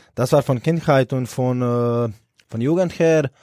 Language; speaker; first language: German; non-native, fluent; Croatian